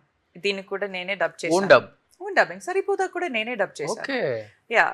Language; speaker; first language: Telugu; non-native, fluent; Tamil